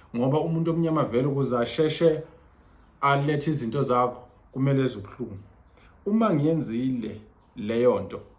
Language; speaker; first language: Zulu; native; Zulu